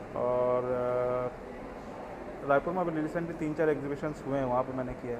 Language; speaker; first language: Hindi; native; Hindi